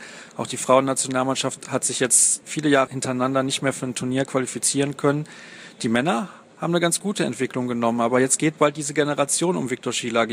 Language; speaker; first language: German; native; German